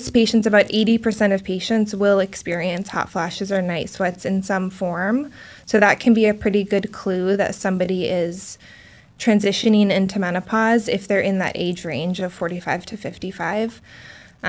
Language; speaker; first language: English; native; English